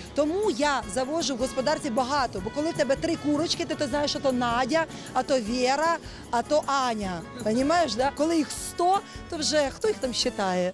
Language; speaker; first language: Ukrainian; native; Ukrainian